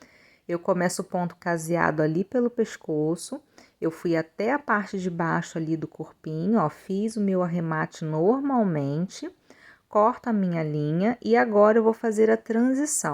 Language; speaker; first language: Portuguese; native; Portuguese